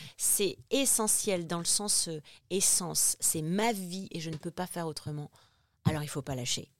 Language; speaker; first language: French; native; French